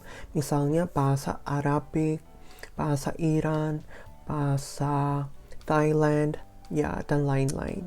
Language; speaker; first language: Indonesian; non-native, fluent; Korean